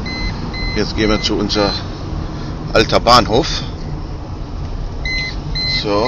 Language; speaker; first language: German; non-native, fluent; Arabic